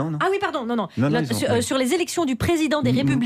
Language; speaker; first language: French; native; French